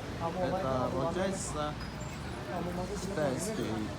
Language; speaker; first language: Russian; non-native, local second language; Kyrgyz